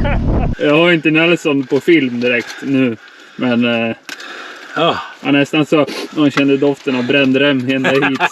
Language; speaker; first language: Swedish; native; Swedish